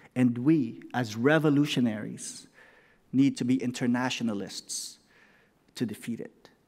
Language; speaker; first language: English; non-native, local second language; Filipino